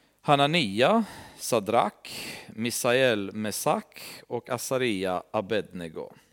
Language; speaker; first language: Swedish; non-native, fluent; Romanian